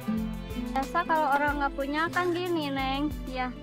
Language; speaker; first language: Indonesian; native; Indonesian